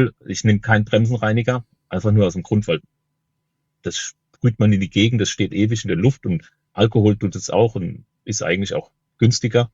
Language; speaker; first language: German; native; German